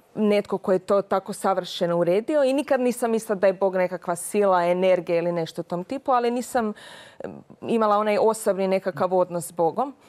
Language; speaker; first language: Croatian; native; Croatian